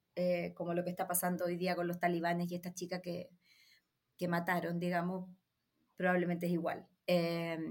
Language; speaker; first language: Spanish; native; Spanish